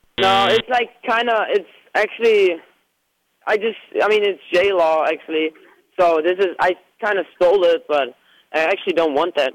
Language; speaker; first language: English; non-native, fluent; German